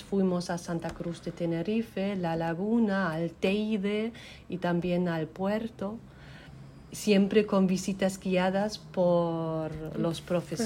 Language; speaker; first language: Spanish; non-native, fluent; German